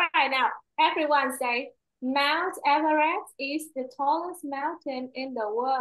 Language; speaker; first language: English; non-native, fluent; Vietnamese